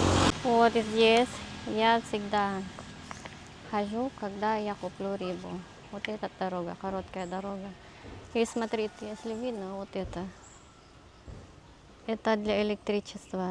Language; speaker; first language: Russian; non-native, learner; Filipino